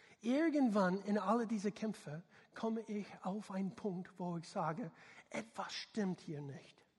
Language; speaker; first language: German; non-native, learner; English